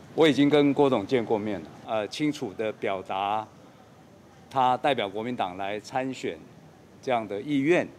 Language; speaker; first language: Chinese; native; Chinese